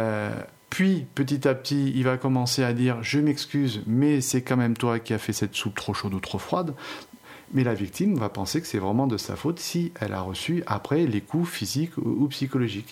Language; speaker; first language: French; native; French